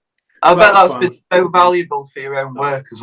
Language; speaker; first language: English; native; English